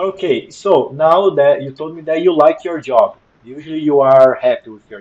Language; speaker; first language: English; non-native, fluent; Portuguese